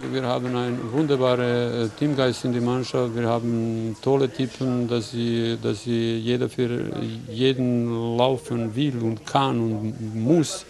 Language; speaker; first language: German; non-native, learner; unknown